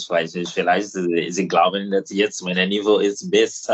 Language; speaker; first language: German; non-native, fluent; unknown